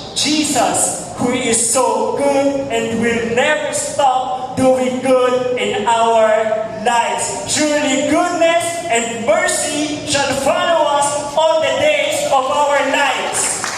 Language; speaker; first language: English; non-native, local second language; Filipino